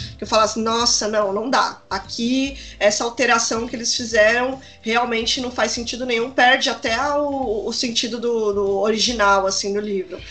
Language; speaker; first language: Portuguese; native; Portuguese